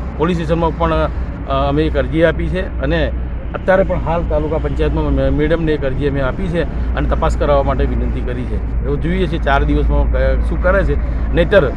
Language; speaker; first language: Gujarati; native; Gujarati